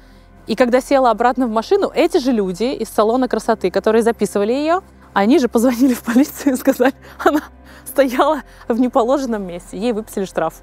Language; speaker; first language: Russian; native; Russian